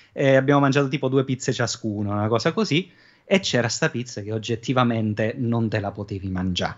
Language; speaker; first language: Italian; native; Italian